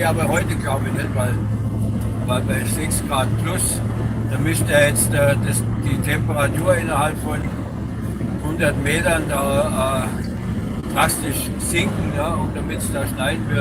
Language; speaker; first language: German; native; German